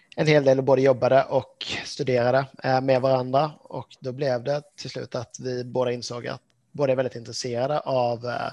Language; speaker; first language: Swedish; native; Swedish